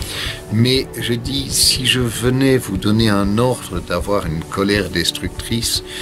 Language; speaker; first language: French; native; French